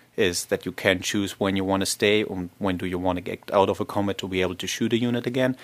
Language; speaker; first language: English; non-native, fluent; German